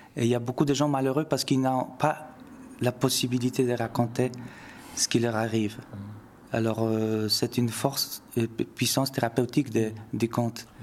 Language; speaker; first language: French; non-native, fluent; Polish